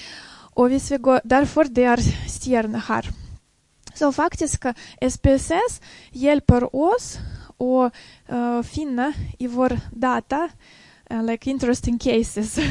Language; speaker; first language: Norwegian; non-native, fluent; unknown